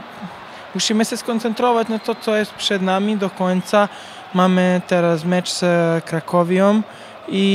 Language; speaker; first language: Polish; non-native, learner; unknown